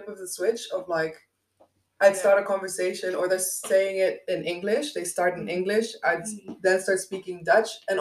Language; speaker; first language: English; non-native, local second language; Dutch